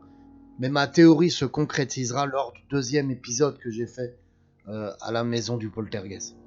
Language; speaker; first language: French; native; French